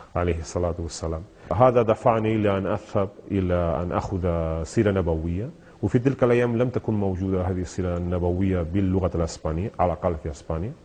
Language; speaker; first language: Arabic; non-native, fluent; Spanish